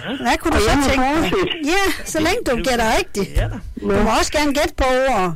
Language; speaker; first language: Danish; native; Danish